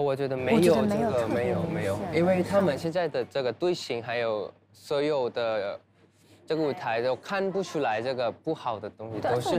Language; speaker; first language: Chinese; non-native, learner; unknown